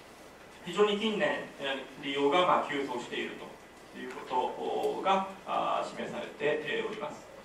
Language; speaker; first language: Japanese; native; Japanese